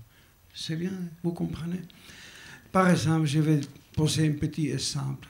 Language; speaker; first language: French; non-native, learner; Basque